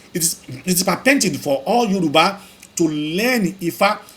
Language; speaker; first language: English; non-native, local second language; Yoruba